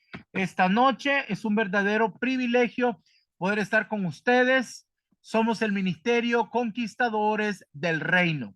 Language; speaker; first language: Spanish; native; Spanish